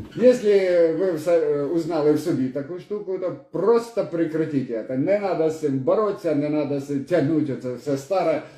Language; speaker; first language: Russian; non-native, local second language; Ukrainian